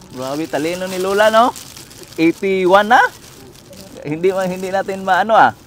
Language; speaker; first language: Filipino; native; Filipino